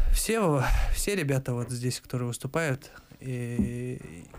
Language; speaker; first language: Russian; native; Russian